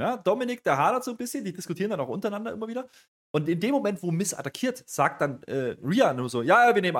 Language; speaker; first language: German; native; German